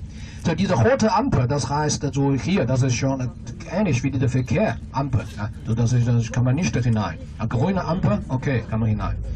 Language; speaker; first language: German; non-native, fluent; Chinese